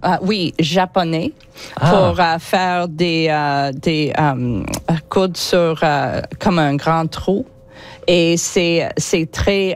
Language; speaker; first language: French; non-native, learner; English